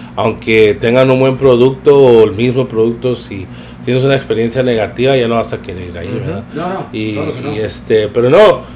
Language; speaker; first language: Spanish; early bilingual, heritage; Spanish